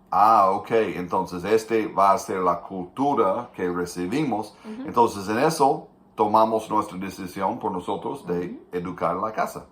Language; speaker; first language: Spanish; non-native, fluent; English